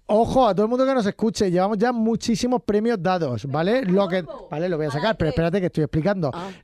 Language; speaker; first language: Spanish; native; Spanish